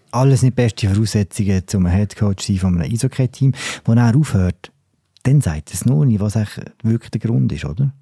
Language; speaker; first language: German; native; German